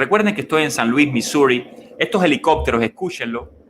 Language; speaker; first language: Spanish; native; Spanish